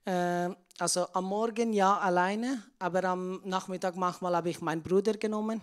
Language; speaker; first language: German; non-native, learner; Persian